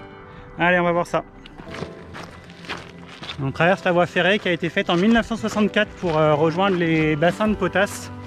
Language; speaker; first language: French; native; French